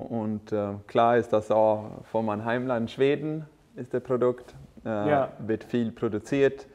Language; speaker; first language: German; non-native, fluent; Swedish